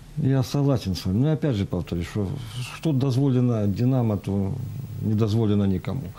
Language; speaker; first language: Russian; native; Russian